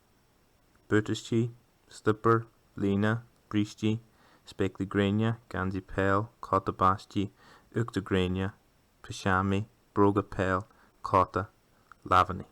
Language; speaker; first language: Irish; non-native, local second language; English